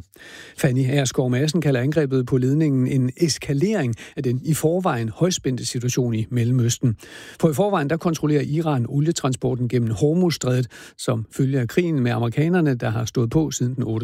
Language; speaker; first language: Danish; native; Danish